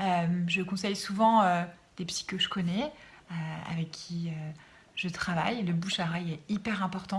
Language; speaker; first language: French; native; French